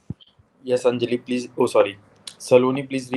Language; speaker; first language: English; non-native, local second language; Hindi